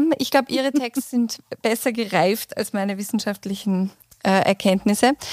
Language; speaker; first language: German; native; German